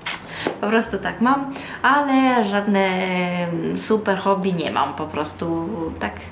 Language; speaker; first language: Polish; early bilingual, heritage; Polish